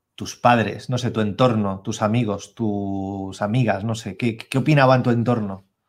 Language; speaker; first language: Spanish; native; Spanish